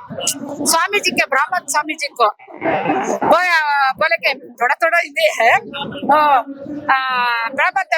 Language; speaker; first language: Hindi; non-native, local second language; Kannada